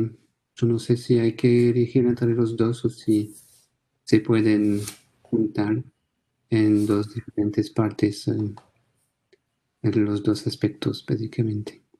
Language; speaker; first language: Spanish; non-native, fluent; French